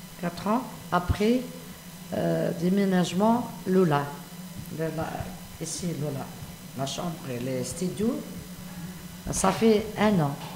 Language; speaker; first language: French; non-native, learner; Arabic